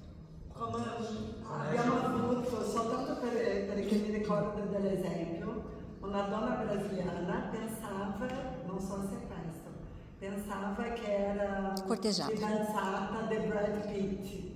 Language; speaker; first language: Italian; non-native, learner; Portuguese